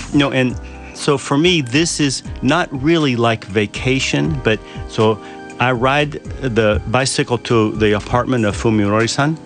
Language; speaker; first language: English; native; English